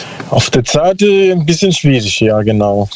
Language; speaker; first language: German; non-native, learner; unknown